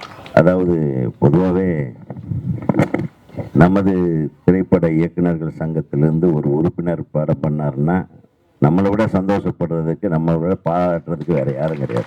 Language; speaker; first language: Tamil; native; Tamil